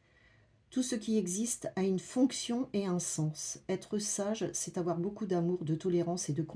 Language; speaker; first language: French; native; French